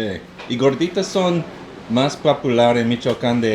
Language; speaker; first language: Spanish; non-native, learner; English